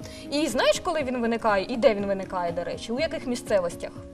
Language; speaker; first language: Ukrainian; native; Ukrainian